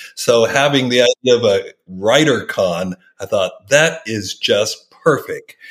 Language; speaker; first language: English; native; English